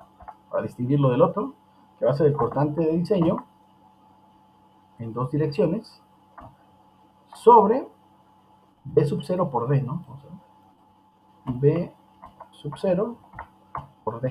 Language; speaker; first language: Spanish; native; Spanish